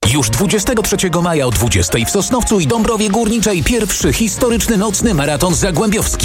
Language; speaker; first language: Polish; native; Polish